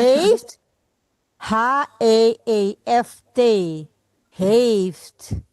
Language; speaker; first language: Dutch; non-native, fluent; Indonesian